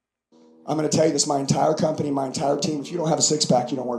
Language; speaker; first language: English; native; English